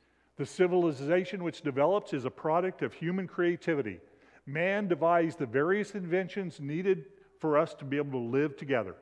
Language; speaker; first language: English; native; English